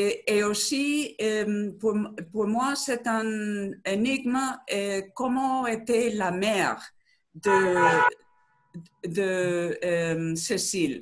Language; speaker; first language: French; non-native, learner; Spanish